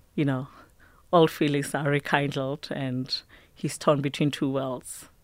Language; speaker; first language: English; non-native, local second language; Tswana